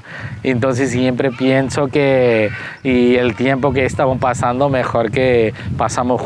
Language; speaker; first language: Spanish; non-native, fluent; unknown